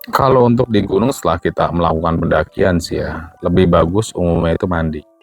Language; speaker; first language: Indonesian; native; Indonesian